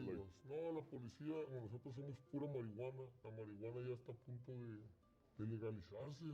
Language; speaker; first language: Spanish; native; Spanish